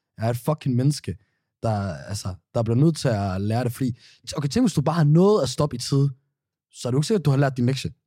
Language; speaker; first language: Danish; early bilingual, other home language; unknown